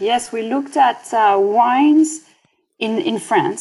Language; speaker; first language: English; non-native, fluent; French